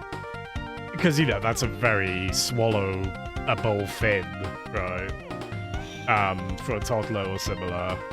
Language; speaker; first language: English; native; English